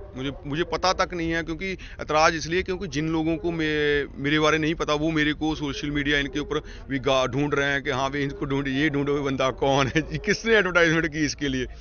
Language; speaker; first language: Hindi; non-native, local second language; Punjabi